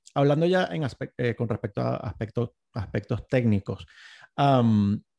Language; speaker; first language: Spanish; native; Spanish